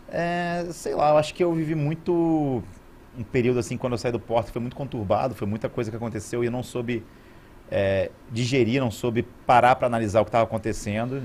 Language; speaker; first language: Portuguese; native; Portuguese